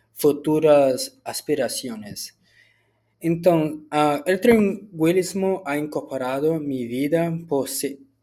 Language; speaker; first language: Spanish; early bilingual, other home language; Portuguese